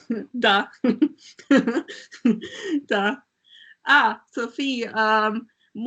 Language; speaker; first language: Russian; non-native, learner; German